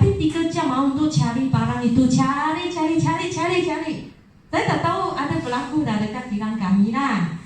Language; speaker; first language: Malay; non-native, local second language; Chinese